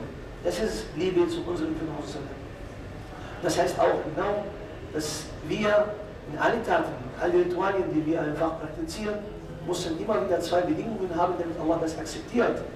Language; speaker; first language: German; non-native, fluent; Arabic